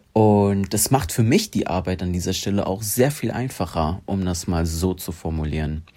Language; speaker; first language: German; early bilingual, other home language; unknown